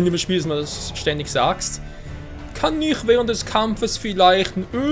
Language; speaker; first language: German; native; German